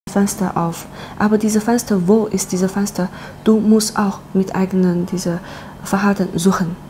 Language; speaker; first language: German; non-native, learner; Chinese